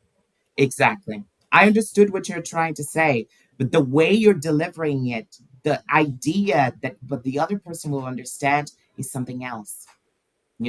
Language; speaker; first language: English; non-native, fluent; Portuguese